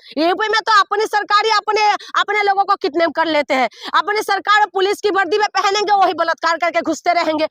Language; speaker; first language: Hindi; non-native, local second language; Assamese